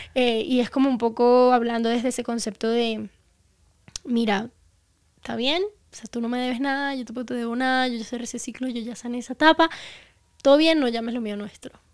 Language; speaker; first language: Spanish; native; Spanish